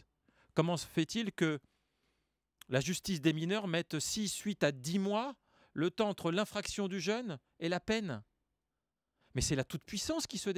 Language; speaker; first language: French; native; French